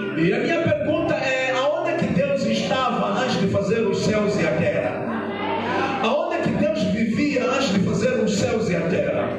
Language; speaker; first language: Portuguese; non-native, local second language; Tsonga